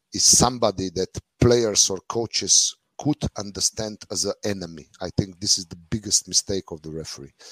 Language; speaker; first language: English; non-native, fluent; Slovenian